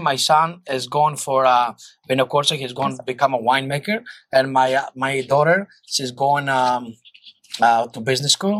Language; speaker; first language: English; non-native, fluent; Greek